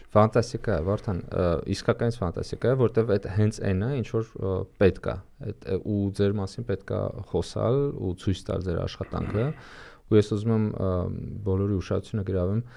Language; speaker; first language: Armenian; native; Armenian